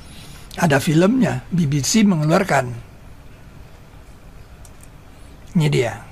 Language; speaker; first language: Indonesian; native; Indonesian